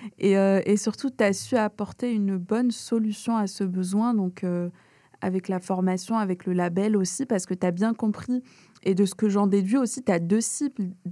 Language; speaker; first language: French; early bilingual, other home language; Arabic